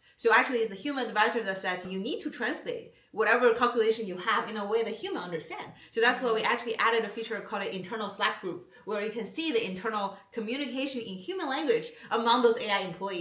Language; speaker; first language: English; non-native, fluent; Chinese